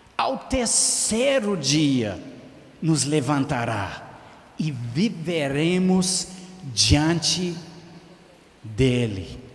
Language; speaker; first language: Portuguese; non-native, fluent; English